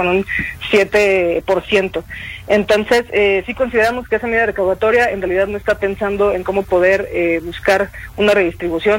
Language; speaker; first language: Spanish; native; Spanish